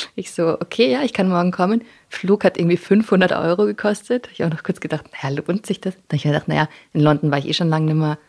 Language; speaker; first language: German; non-native, local second language; English